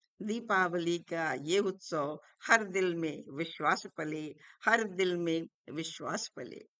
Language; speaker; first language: Hindi; native; Hindi